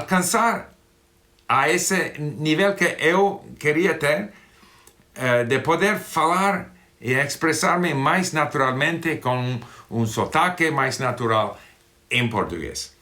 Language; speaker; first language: Portuguese; non-native, fluent; English